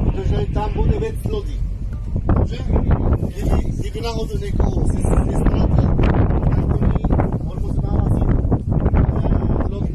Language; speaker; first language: Czech; non-native, fluent; Arabic